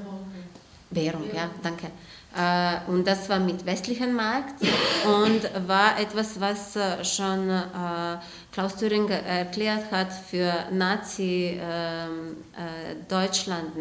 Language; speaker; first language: German; non-native, fluent; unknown